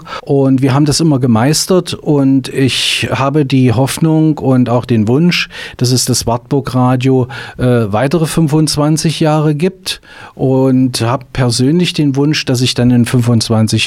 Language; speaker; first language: German; native; German